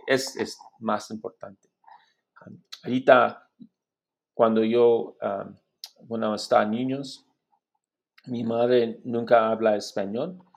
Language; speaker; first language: Spanish; non-native, learner; English